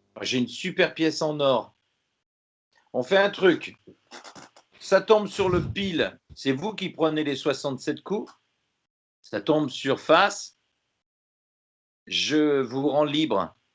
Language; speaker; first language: French; native; French